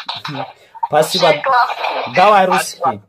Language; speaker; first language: Russian; non-native, learner; Tajik